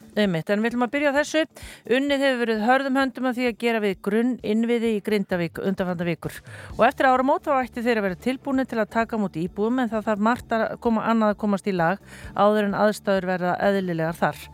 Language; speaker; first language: Icelandic; native; Icelandic